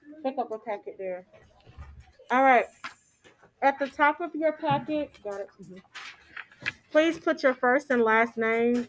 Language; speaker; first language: English; native; English